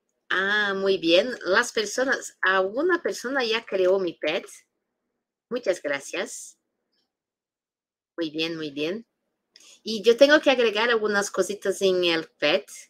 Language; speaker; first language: Spanish; non-native, fluent; Portuguese